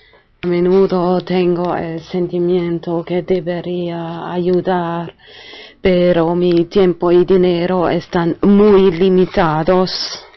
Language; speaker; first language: Spanish; non-native, fluent; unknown